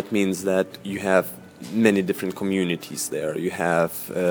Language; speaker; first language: English; non-native, fluent; Lithuanian